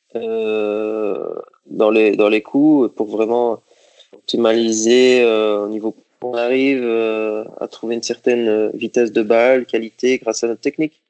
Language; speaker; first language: French; native; French